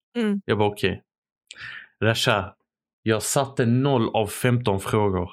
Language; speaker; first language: Swedish; early bilingual, other home language; Arabic